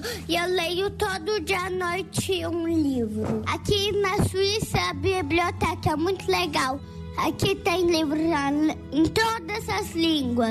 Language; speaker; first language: Portuguese; early bilingual, heritage; Portuguese